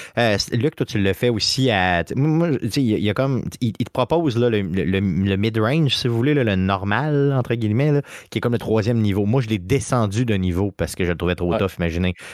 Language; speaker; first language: French; native; French